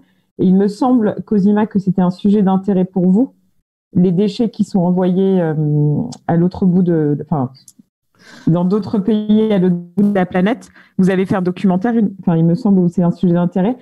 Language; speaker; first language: French; native; French